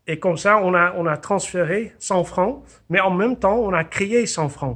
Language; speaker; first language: French; non-native, fluent; Dutch